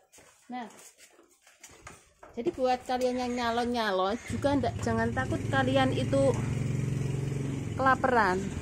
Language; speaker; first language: Indonesian; non-native, local second language; Javanese